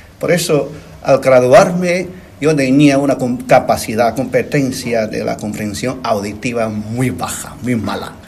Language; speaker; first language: Spanish; non-native, fluent; Chinese